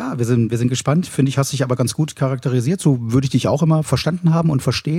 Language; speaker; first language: German; native; German